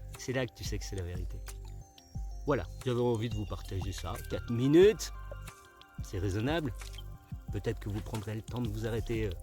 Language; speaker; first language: French; early bilingual, other home language; Spanish